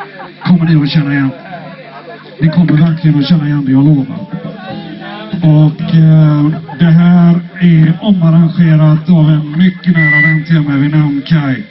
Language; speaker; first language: Swedish; native; Swedish